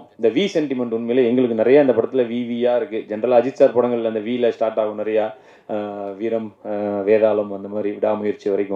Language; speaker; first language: Tamil; native; Tamil